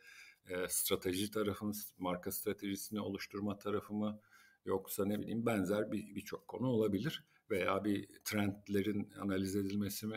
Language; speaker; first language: Turkish; native; Turkish